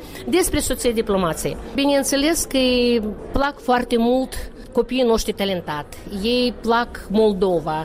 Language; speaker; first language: Romanian; non-native, local second language; Russian